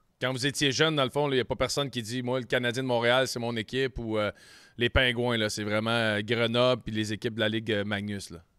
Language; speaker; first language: French; native; French